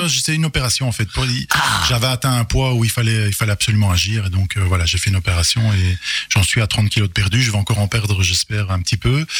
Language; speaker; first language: French; native; French